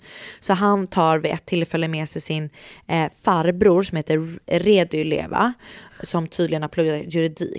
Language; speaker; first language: Swedish; native; Swedish